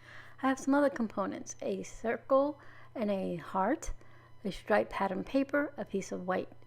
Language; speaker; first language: English; native; English